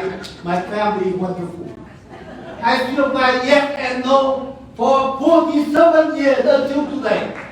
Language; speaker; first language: English; non-native, learner; Vietnamese